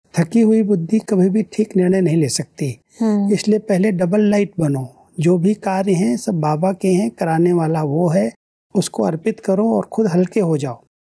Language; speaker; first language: Hindi; native; Hindi